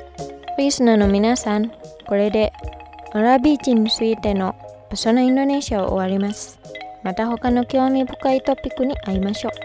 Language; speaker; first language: Japanese; non-native, fluent; Indonesian